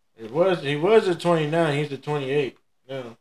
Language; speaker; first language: English; native; English